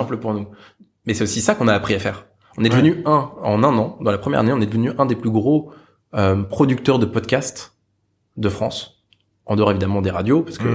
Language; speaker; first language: French; native; French